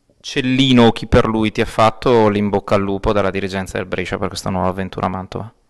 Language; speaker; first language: Italian; native; Italian